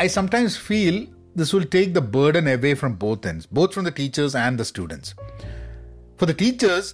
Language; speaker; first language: English; non-native, local second language; Malayalam